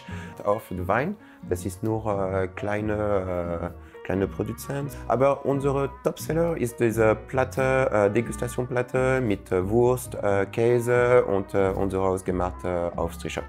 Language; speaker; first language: German; non-native, fluent; French